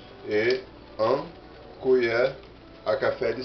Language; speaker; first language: French; non-native, learner; Portuguese